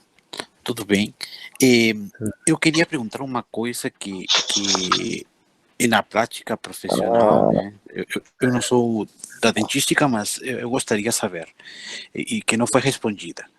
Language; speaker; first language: Portuguese; non-native, fluent; Spanish